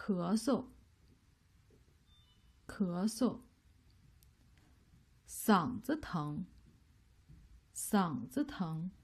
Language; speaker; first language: Chinese; native; Chinese